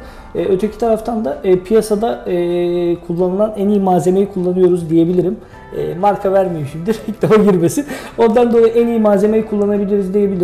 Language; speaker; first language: Turkish; native; Turkish